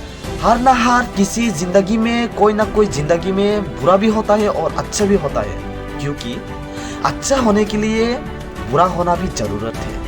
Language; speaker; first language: Hindi; non-native, local second language; Kok Borok